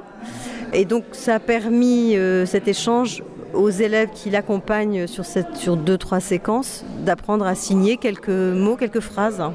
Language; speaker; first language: French; native; French